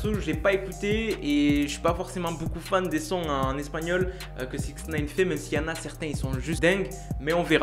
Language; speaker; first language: French; native; French